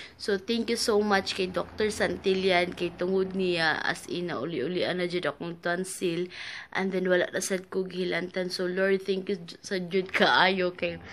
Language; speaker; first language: Cebuano; native; Cebuano